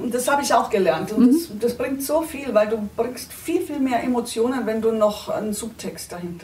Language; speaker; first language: German; native; German